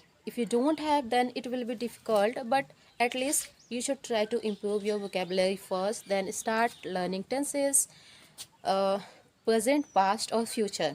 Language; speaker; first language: English; non-native, learner; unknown